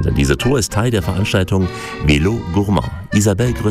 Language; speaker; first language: German; native; German